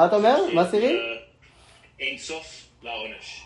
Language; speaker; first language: Hebrew; non-native, fluent; English